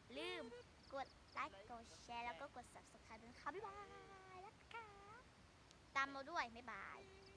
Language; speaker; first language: Thai; native; Thai